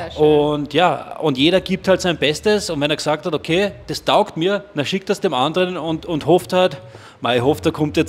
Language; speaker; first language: German; native; German